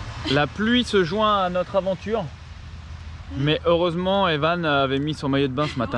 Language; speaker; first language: French; native; French